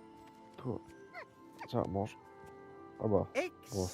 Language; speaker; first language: French; native; French